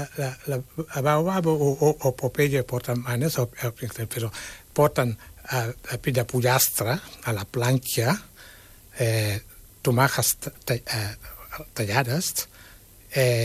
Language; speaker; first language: Catalan; non-native, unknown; Wolof